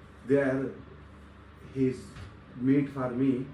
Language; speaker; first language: English; non-native, learner; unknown